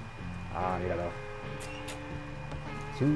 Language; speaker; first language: Spanish; native; Spanish